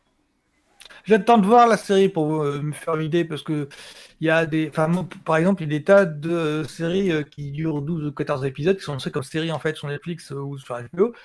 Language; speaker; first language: French; native; French